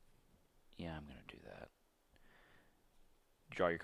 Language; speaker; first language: English; native; English